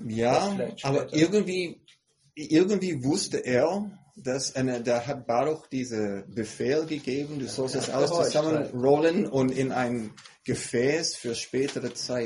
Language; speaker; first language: German; non-native, fluent; English